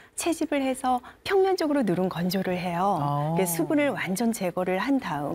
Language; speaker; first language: Korean; native; Korean